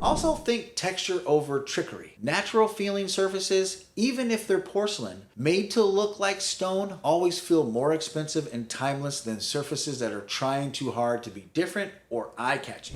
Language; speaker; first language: English; native; English